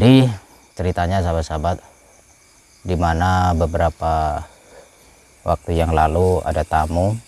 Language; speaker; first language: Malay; non-native, local second language; Javanese